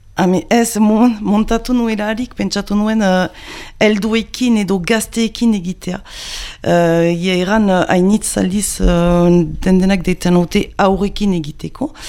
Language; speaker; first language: Basque; non-native, local second language; French